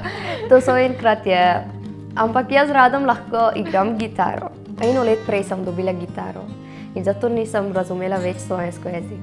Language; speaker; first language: Slovenian; non-native, learner; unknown